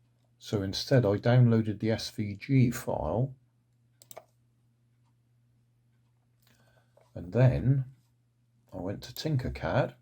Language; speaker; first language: English; native; English